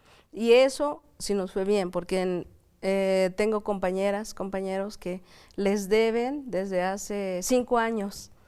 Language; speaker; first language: Spanish; non-native, local second language; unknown